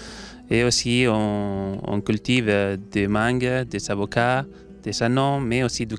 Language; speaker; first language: French; non-native, learner; Spanish